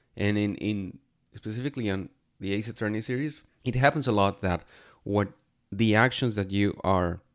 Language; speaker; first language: English; non-native, fluent; Spanish